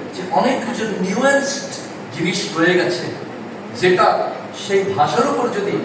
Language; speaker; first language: Bangla; non-native, local second language; Chakma